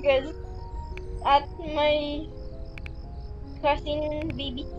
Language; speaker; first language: English; non-native, local second language; Filipino